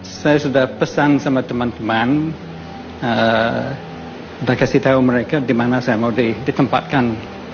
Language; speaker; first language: Indonesian; non-native, fluent; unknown